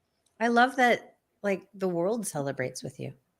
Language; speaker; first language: English; native; English